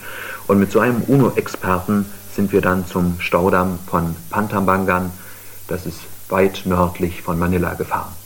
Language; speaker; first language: German; native; German